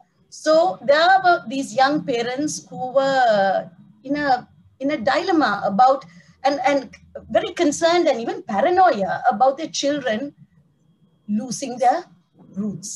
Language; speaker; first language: English; non-native, local second language; Tamil